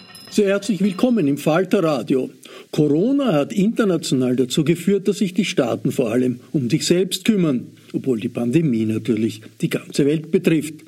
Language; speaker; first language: German; native; German